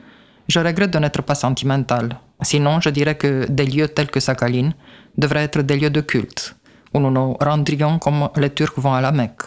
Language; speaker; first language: French; native; French